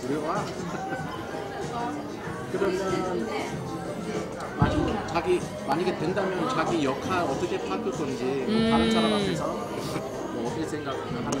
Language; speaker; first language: Korean; non-native, learner; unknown